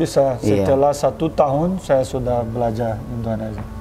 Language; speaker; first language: Indonesian; non-native, fluent; Portuguese